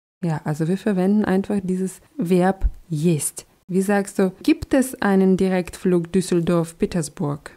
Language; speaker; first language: German; non-native, fluent; Russian